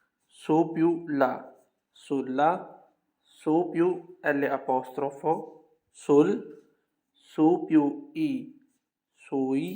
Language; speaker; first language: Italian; non-native, fluent; Urdu